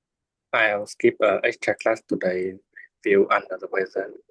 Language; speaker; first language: English; non-native, learner; Vietnamese